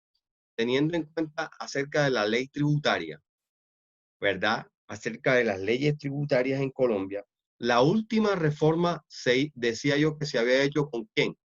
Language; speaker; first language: Spanish; native; Spanish